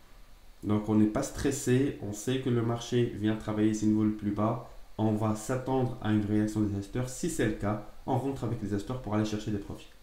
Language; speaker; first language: French; native; French